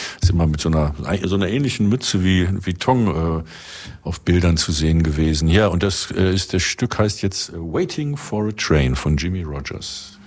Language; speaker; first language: German; native; German